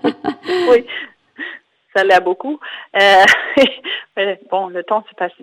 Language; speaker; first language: French; non-native, fluent; Danish